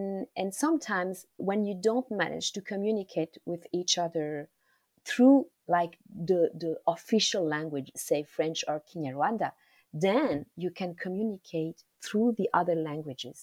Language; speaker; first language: English; non-native, local second language; Kinyarwanda